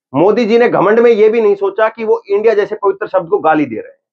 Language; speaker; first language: Hindi; native; Hindi